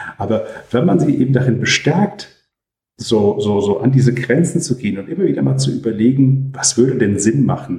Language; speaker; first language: German; native; German